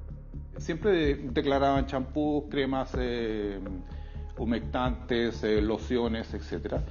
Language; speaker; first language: Spanish; native; Spanish